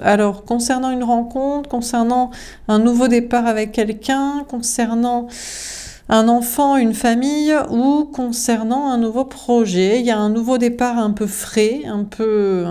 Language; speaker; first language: French; native; French